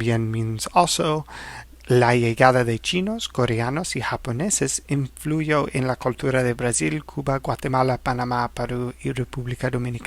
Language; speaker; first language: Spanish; non-native, fluent; English